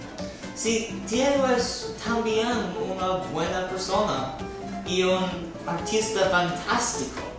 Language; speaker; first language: Spanish; non-native, learner; English